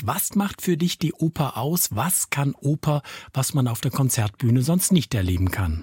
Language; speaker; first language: German; native; German